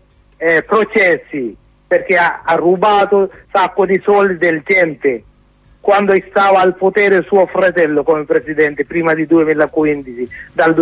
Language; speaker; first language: Italian; non-native, learner; Sinhala